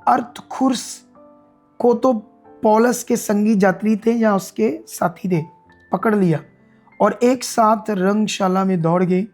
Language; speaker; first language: Hindi; non-native, local second language; Punjabi